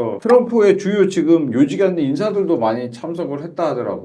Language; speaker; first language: Korean; native; Korean